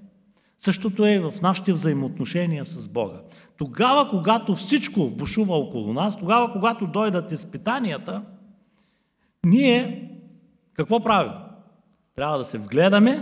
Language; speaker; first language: Bulgarian; native; Bulgarian